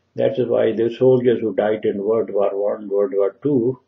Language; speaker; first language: English; non-native, local second language; Punjabi